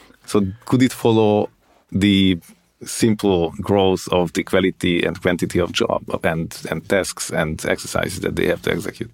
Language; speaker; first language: English; non-native, fluent; Hungarian